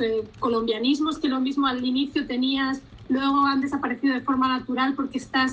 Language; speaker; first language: Spanish; native; Spanish